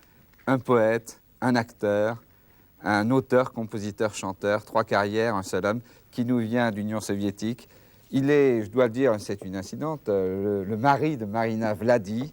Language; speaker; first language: French; native; French